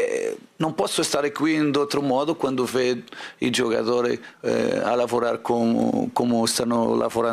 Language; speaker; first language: Italian; non-native, fluent; Portuguese